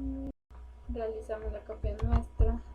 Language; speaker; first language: Spanish; native; Spanish